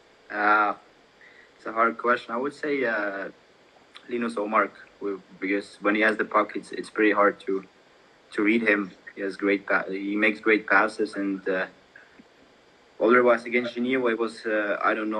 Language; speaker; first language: English; non-native, fluent; German